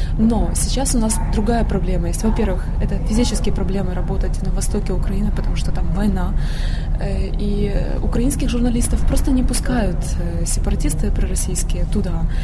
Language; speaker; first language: Russian; non-native, local second language; Ukrainian